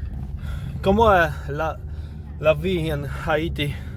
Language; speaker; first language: French; non-native, learner; Polish